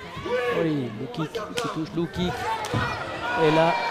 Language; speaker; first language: French; native; French